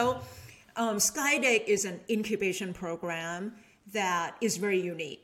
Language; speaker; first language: English; non-native, fluent; Thai